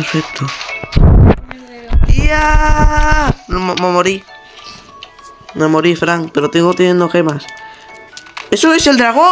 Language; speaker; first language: Spanish; native; Spanish